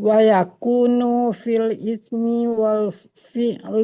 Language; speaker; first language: Arabic; non-native, learner; Indonesian